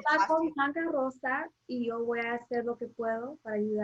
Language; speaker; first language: Spanish; early bilingual, heritage; English